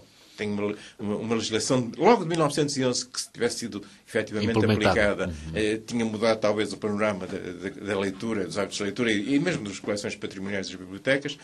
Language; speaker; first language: Portuguese; native; Portuguese